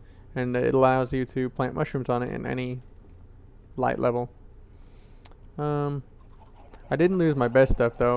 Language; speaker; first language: English; native; English